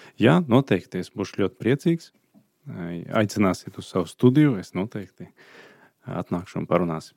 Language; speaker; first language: Latvian; non-native, fluent; Azerbaijani